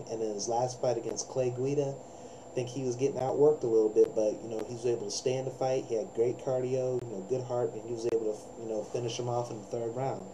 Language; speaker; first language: English; native; English